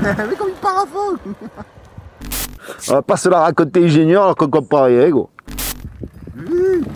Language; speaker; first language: French; native; French